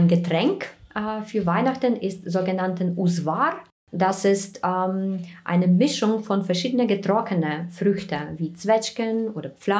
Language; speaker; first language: German; non-native, fluent; Ukrainian